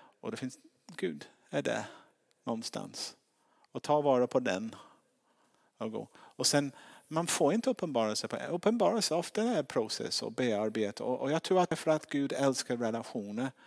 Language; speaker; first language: Swedish; non-native, fluent; English